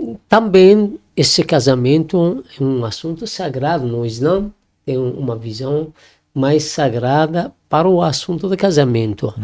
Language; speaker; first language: Portuguese; non-native, learner; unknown